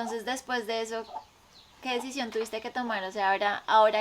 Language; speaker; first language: Spanish; native; Spanish